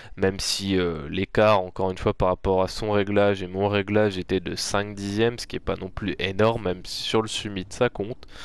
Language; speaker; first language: French; native; French